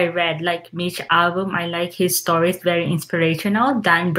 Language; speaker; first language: English; non-native, local second language; Filipino